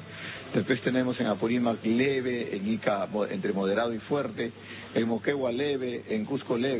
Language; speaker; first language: Spanish; native; Spanish